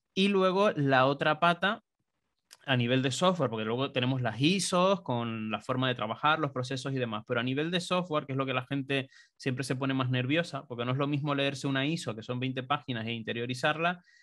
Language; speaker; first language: Spanish; native; Spanish